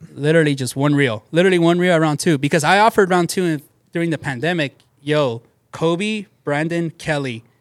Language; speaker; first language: English; native; English